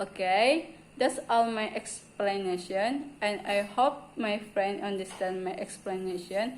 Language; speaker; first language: English; non-native, learner; Indonesian